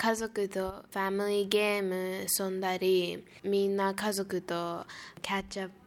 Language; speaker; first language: Japanese; early bilingual, heritage; Japanese